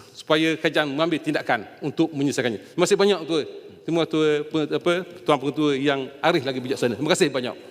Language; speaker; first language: Malay; native; Malay